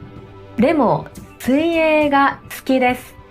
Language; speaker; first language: Japanese; non-native, fluent; Korean